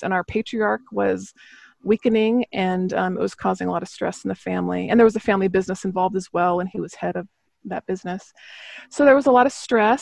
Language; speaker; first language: English; native; English